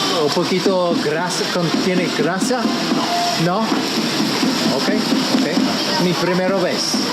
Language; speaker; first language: Spanish; non-native, learner; English